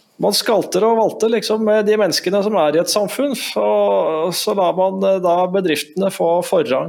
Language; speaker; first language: Norwegian; native; Norwegian